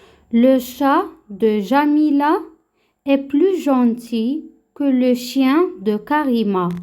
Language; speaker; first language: French; non-native, local second language; Arabic